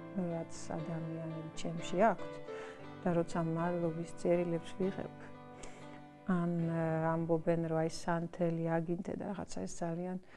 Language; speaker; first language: Georgian; non-native, fluent; Dutch